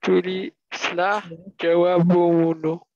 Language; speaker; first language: Indonesian; non-native, learner; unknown